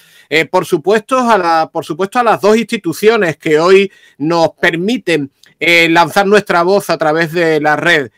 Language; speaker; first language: Spanish; native; Spanish